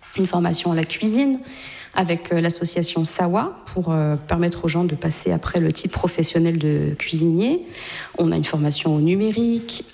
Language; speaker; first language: French; native; French